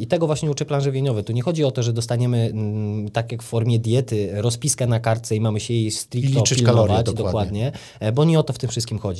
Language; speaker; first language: Polish; native; Polish